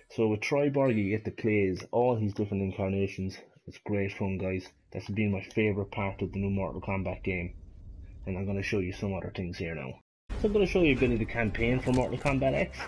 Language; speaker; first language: English; native; English